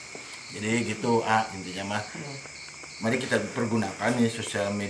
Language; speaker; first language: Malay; non-native, local second language; Sundanese